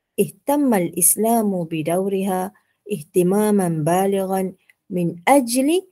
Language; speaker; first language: Arabic; non-native, fluent; Malay